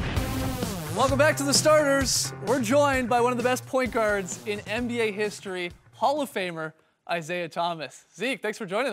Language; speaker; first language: English; native; English